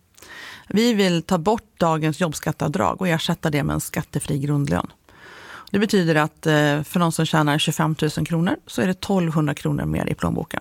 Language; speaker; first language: Swedish; native; Swedish